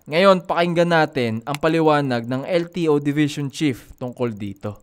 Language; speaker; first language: Filipino; native; Filipino